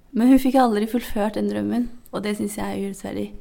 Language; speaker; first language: Norwegian; non-native, fluent; Hazaragi